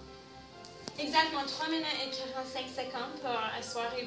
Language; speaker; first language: French; non-native, learner; English